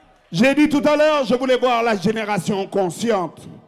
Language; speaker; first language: French; non-native, local second language; Wolof